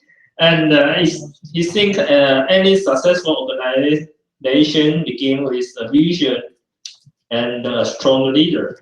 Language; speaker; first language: English; non-native, fluent; Chinese